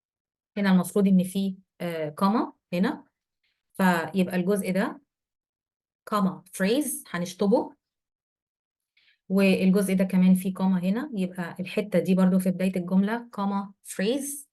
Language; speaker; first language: Arabic; native; Arabic